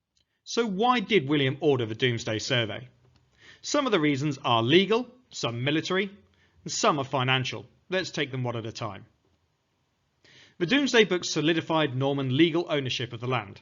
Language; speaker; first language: English; native; English